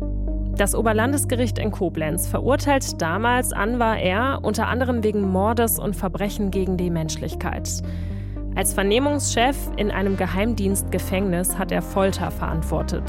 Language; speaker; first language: German; native; German